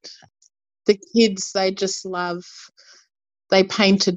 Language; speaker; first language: English; native; English